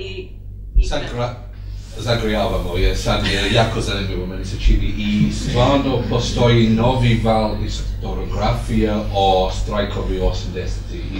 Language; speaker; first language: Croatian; non-native, fluent; English